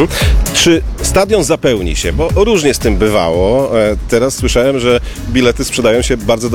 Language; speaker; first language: Polish; native; Polish